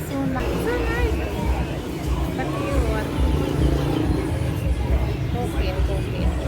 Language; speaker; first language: English; non-native, learner; Filipino